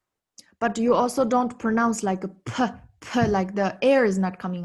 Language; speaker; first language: English; non-native, fluent; Tibetan